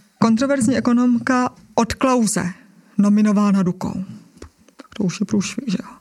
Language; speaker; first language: Czech; native; Czech